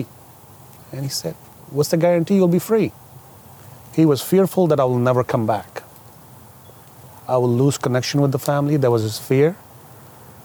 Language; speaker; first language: English; non-native, local second language; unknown